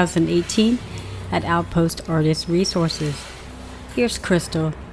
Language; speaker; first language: English; native; English